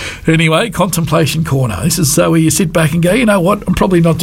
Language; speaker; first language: English; native; English